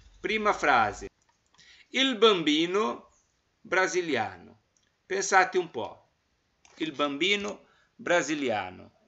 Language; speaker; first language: Italian; non-native, fluent; Portuguese